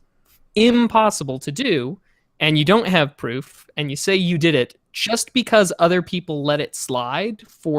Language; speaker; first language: English; native; English